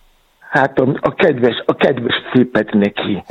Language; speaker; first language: Hungarian; non-native, fluent; Yoruba